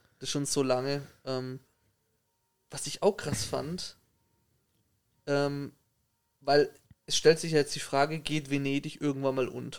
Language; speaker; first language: German; native; German